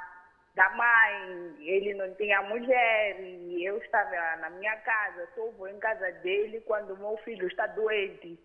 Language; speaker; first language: Portuguese; non-native, local second language; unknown